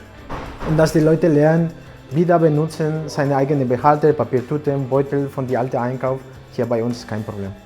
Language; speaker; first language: German; non-native, learner; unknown